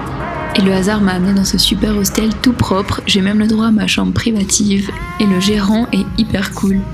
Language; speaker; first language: French; native; French